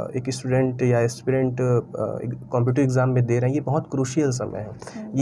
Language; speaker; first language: Hindi; native; Hindi